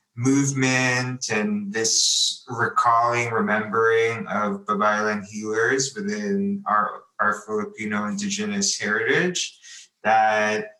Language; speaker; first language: English; native; English